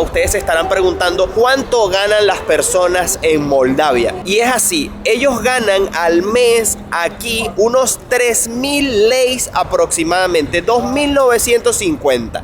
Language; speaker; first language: Spanish; native; Spanish